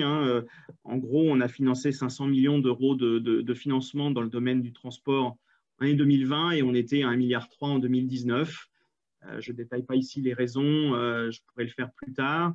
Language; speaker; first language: French; native; French